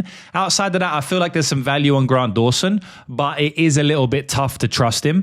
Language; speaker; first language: English; native; English